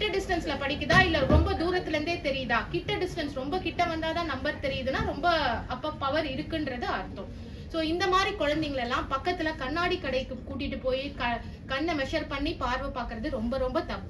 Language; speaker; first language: Tamil; native; Tamil